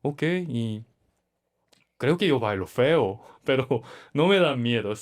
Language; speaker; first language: Spanish; non-native, learner; Korean